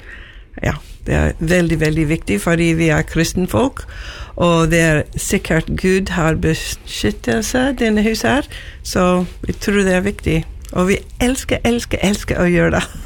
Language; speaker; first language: Norwegian; non-native, learner; English